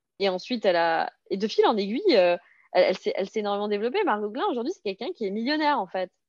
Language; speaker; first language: French; early bilingual, other home language; Serbian